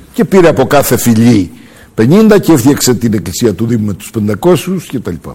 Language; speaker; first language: Greek; early bilingual, heritage; Greek